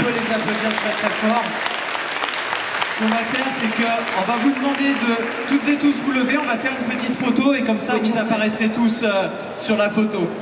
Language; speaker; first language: French; native; French